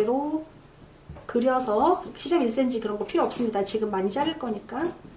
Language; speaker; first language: Korean; native; Korean